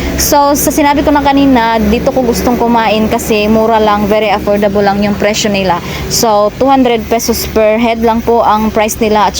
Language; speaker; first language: Filipino; non-native, local second language; Cebuano